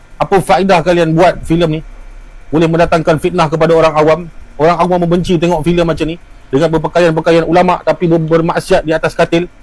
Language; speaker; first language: Malay; native; Malay